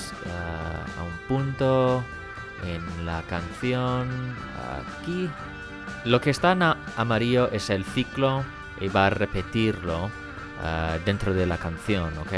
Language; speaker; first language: Spanish; non-native, fluent; English